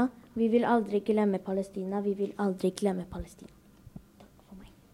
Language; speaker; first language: Norwegian; early bilingual, other home language; Arabic